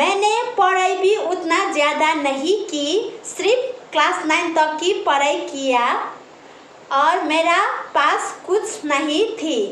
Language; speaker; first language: Hindi; non-native, local second language; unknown